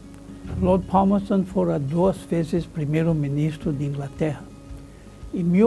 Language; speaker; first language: Spanish; non-native, fluent; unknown